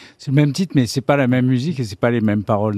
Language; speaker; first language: French; native; French